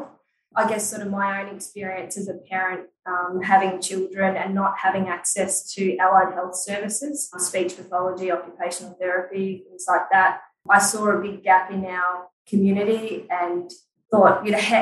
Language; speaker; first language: English; native; English